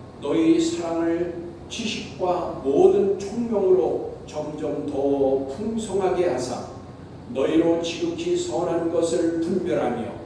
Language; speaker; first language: Korean; native; Korean